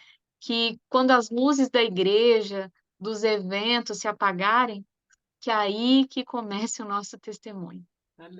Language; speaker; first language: Portuguese; native; Portuguese